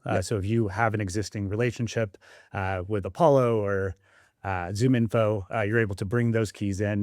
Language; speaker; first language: English; native; English